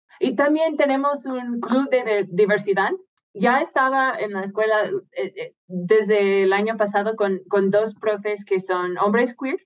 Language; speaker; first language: Spanish; non-native, fluent; English